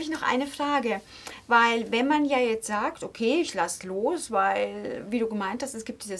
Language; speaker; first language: German; native; German